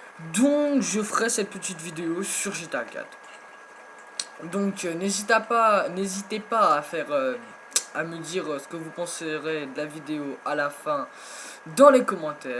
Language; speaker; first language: French; native; French